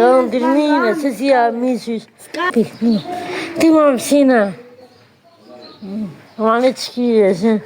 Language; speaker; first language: Slovak; non-native, local second language; Romany